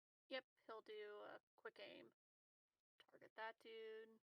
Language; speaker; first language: English; native; English